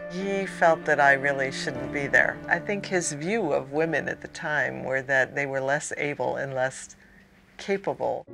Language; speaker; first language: English; native; English